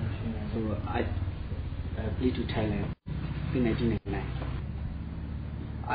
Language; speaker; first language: English; non-native, learner; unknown